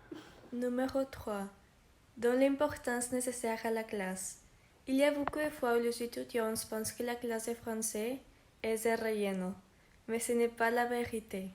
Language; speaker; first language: French; non-native, learner; Spanish